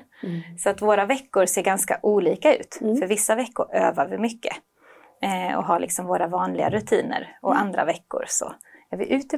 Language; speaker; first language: Swedish; native; Swedish